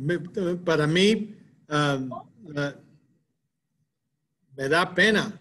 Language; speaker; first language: Spanish; early bilingual, heritage; Spanish